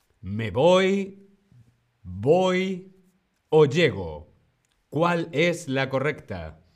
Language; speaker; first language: Spanish; non-native, fluent; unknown